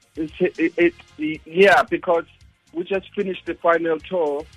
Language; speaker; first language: English; non-native, local second language; Zulu